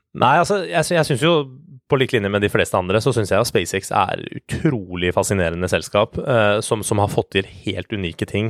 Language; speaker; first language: Norwegian; early bilingual, other home language; Persian